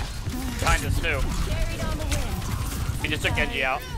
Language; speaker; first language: English; native; English